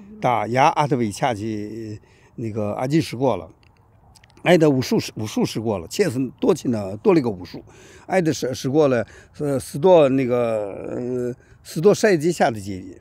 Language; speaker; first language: Russian; non-native, learner; Chinese